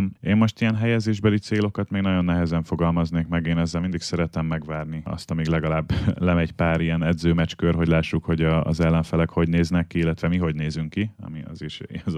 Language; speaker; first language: Hungarian; native; Hungarian